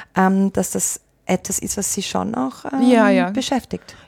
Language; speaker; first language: German; native; German